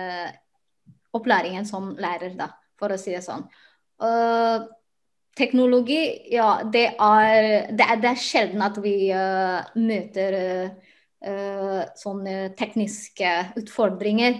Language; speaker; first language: Norwegian; non-native, fluent; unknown